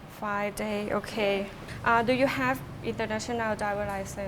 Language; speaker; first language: English; non-native, learner; Thai